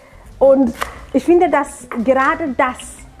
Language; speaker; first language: German; non-native, fluent; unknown